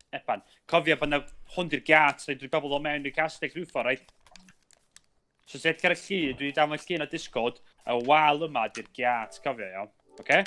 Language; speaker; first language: Welsh; native; Welsh